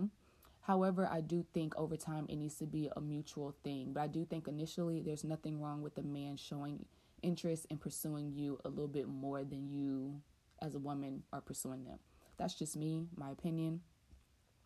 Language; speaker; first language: English; native; English